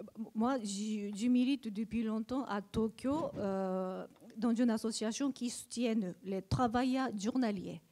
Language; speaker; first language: French; non-native, learner; Japanese